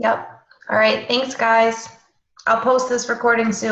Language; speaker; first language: English; native; English